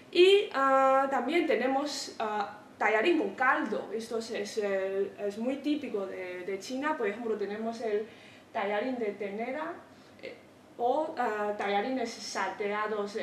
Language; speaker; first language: Spanish; non-native, fluent; Chinese